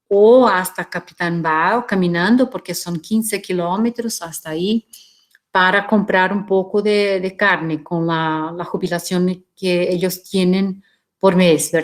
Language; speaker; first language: Spanish; non-native, fluent; Portuguese